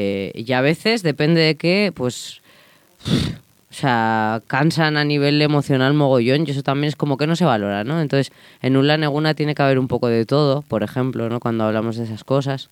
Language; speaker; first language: Spanish; native; Spanish